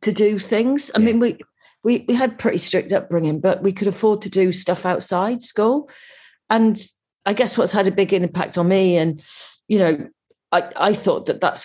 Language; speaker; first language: English; native; English